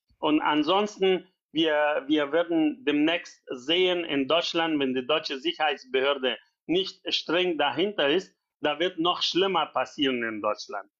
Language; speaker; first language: German; non-native, learner; Persian